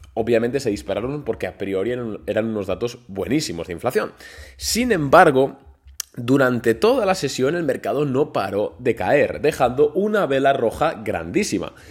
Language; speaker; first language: Spanish; native; Spanish